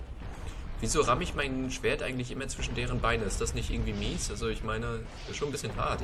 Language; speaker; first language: German; native; German